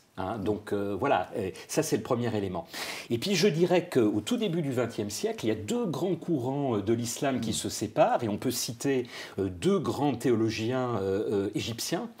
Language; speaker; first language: French; native; French